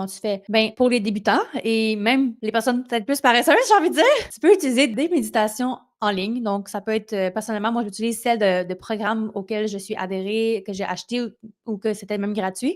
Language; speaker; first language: French; native; French